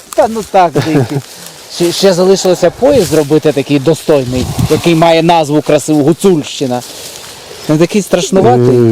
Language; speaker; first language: Ukrainian; native; Ukrainian